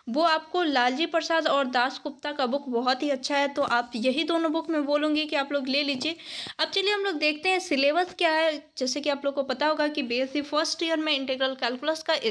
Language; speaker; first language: Hindi; native; Hindi